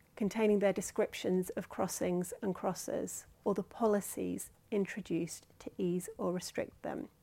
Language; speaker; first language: English; native; English